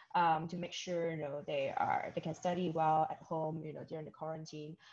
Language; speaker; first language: English; non-native, local second language; Cantonese